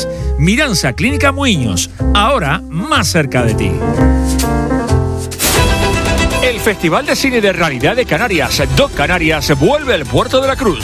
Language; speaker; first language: Spanish; native; Spanish